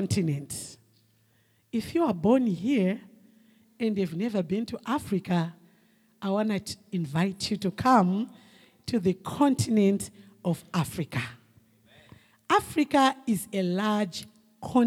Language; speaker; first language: English; non-native, local second language; Shona